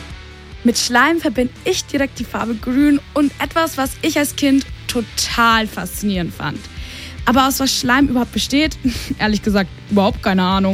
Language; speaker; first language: German; native; German